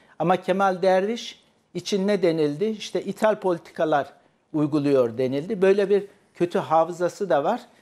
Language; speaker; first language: Turkish; native; Turkish